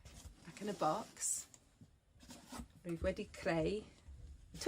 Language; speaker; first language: Welsh; non-native, local second language; English